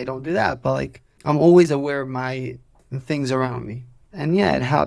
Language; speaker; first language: English; non-native, fluent; Hebrew